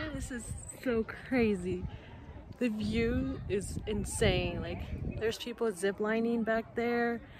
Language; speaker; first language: English; early bilingual, other home language; Spanish